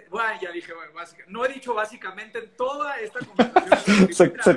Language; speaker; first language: Spanish; native; Spanish